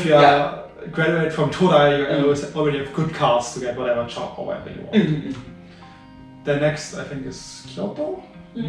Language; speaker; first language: English; non-native, fluent; German